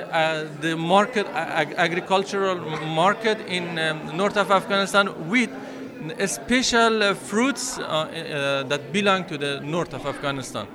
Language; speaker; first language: English; non-native, fluent; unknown